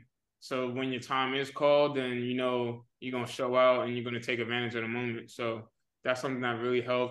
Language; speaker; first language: English; native; English